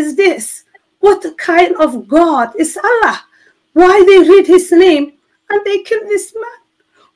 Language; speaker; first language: English; non-native, fluent; Somali